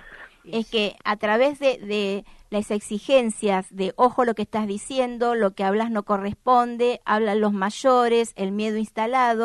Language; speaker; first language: Spanish; native; Spanish